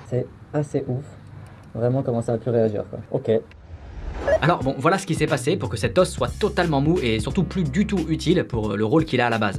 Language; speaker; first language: French; native; French